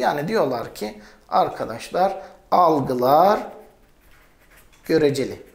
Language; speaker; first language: Turkish; native; Turkish